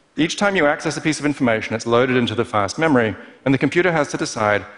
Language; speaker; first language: English; native; English